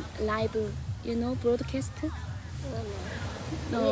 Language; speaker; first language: English; non-native, learner; Korean